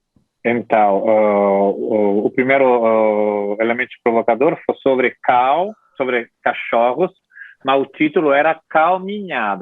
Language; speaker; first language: Portuguese; non-native, fluent; Italian